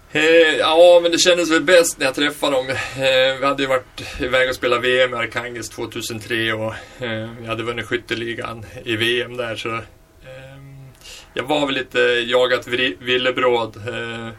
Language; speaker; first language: Swedish; native; Swedish